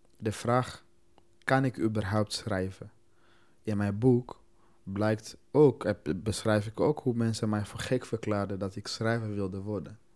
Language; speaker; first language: Dutch; non-native, fluent; Swahili